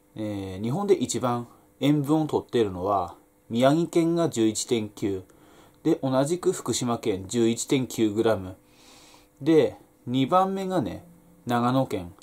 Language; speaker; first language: Japanese; native; Japanese